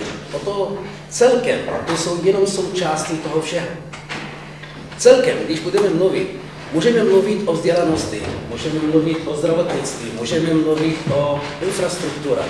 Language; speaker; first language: Czech; non-native, fluent; Arabic